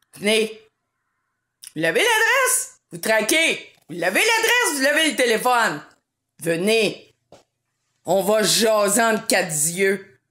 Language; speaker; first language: French; native; French